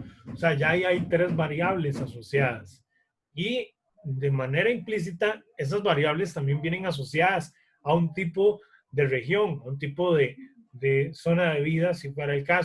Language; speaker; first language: Spanish; native; Spanish